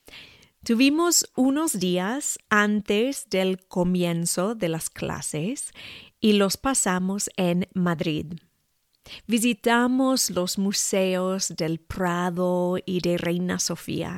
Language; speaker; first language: Spanish; non-native, fluent; English